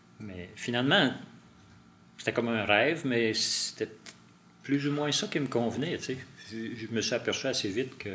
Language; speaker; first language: French; native; French